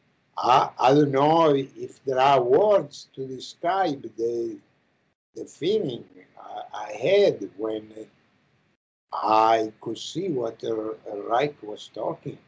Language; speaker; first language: English; non-native, fluent; Italian